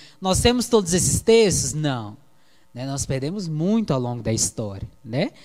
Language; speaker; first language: Portuguese; native; Portuguese